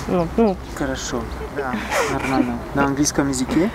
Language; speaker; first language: Russian; non-native, fluent; French